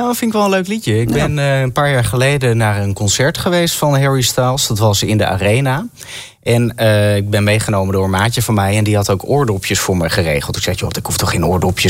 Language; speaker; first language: Dutch; native; Dutch